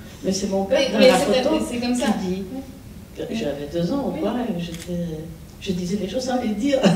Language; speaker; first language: French; non-native, fluent; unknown